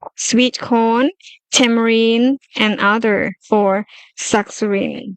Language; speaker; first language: English; non-native, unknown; Thai